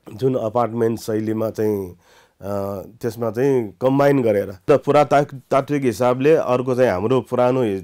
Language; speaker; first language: Nepali; non-native, local second language; Newari